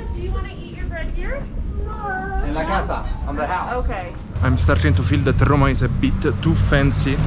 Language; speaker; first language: English; non-native, fluent; Italian